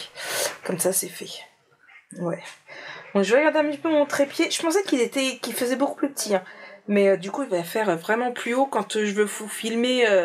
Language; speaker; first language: French; native; French